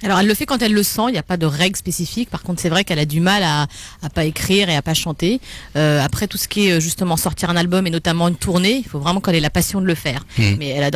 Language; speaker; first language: French; native; French